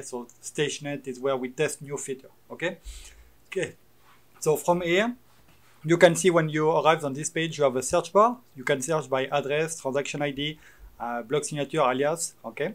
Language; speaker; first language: English; non-native, fluent; French